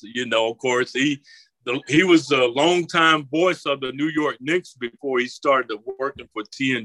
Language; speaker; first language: English; native; English